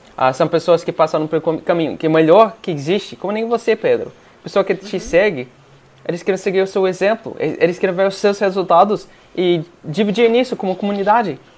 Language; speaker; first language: Portuguese; non-native, fluent; English